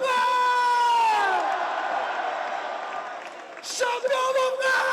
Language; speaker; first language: French; non-native, learner; Arabic